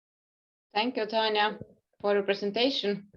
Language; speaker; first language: English; non-native, fluent; Estonian